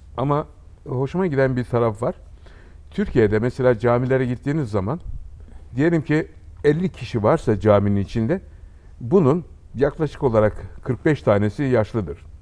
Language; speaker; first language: Turkish; native; Turkish